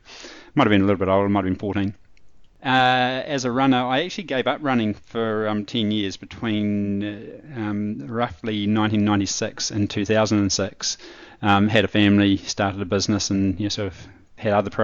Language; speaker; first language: English; native; English